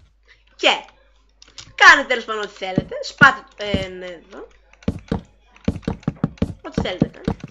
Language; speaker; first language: Greek; native; Greek